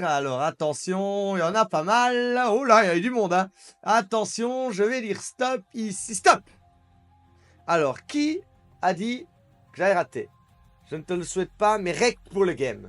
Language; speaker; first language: French; native; French